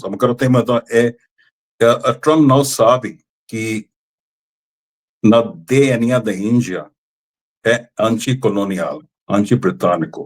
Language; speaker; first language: Portuguese; non-native, fluent; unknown